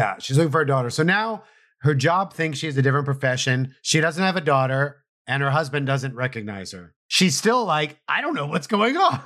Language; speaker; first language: English; native; English